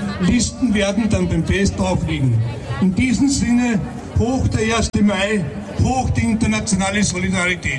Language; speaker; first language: German; native; German